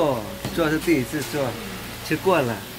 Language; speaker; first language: Chinese; non-native, learner; Vietnamese